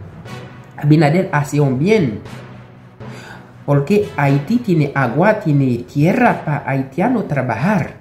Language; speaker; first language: Spanish; non-native, local second language; Haitian Creole